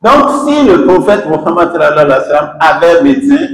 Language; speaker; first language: French; non-native, local second language; Yoruba